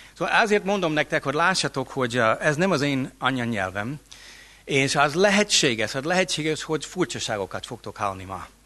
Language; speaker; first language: Hungarian; non-native, fluent; English